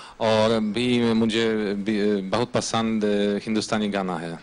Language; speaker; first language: Hindi; non-native, learner; Polish